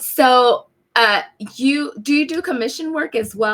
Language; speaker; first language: English; native; English